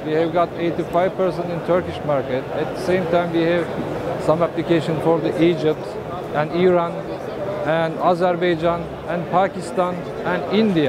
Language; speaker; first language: English; non-native, learner; Turkish